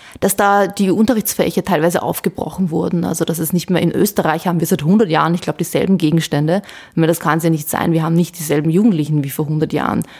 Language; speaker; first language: German; early bilingual, other home language; Bosnian